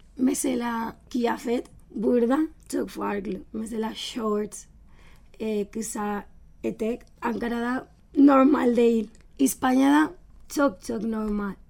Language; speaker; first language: Turkish; non-native, learner; Spanish